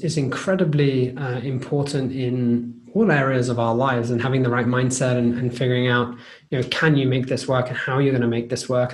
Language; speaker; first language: English; native; English